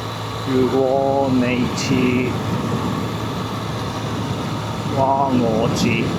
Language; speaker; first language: Chinese; non-native, learner; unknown